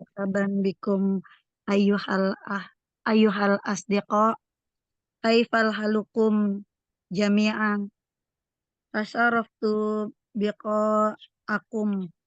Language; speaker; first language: Arabic; non-native, learner; Indonesian